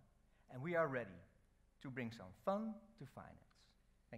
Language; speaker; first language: English; non-native, fluent; Dutch